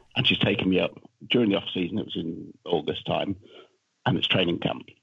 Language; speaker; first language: English; native; English